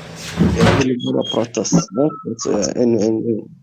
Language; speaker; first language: Swedish; early bilingual, other home language; Somali